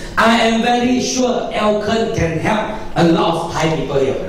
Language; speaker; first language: English; non-native, local second language; Min Nan Chinese